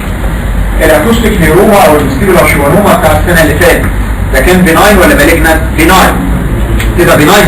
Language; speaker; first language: Arabic; native; Arabic